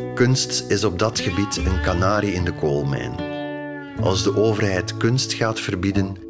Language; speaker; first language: Dutch; native; Dutch